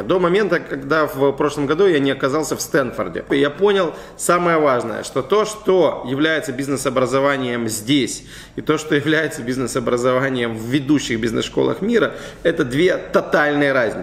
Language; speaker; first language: Russian; native; Russian